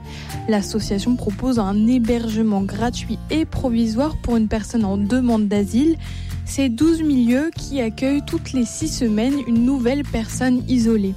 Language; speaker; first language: French; native; French